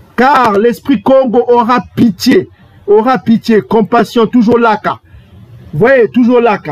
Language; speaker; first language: French; non-native, local second language; Kongo